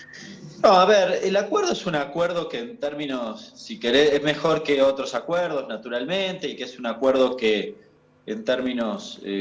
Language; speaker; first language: Spanish; native; Spanish